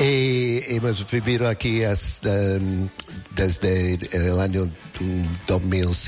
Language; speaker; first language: Spanish; non-native, learner; English